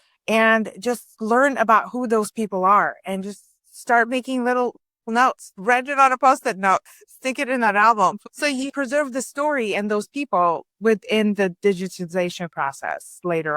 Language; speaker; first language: English; early bilingual, other home language; Persian